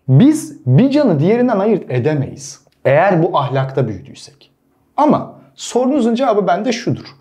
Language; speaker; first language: Turkish; native; Turkish